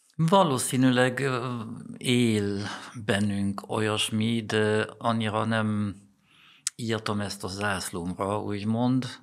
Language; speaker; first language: Hungarian; non-native, fluent; German